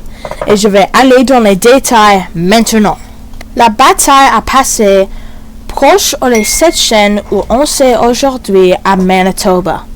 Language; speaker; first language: French; non-native, learner; English